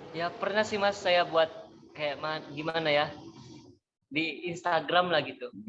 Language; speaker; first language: Indonesian; native; Indonesian